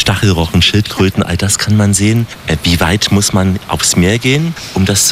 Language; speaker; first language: German; native; German